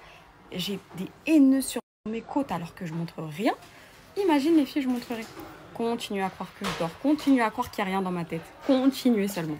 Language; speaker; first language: French; native; French